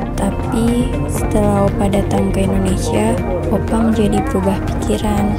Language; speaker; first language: Indonesian; native; Indonesian